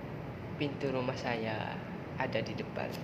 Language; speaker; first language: Indonesian; non-native, learner; Malay